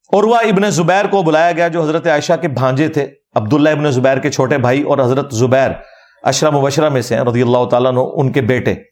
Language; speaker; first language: Urdu; non-native, local second language; Punjabi